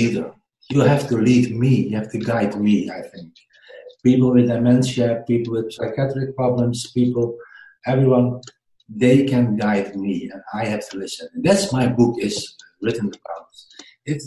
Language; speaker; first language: English; non-native, fluent; Dutch